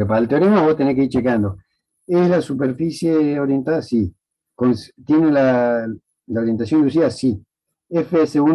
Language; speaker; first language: Spanish; native; Spanish